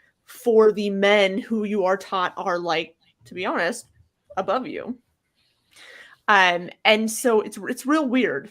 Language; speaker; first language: English; native; English